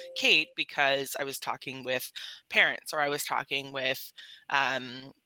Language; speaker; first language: English; native; English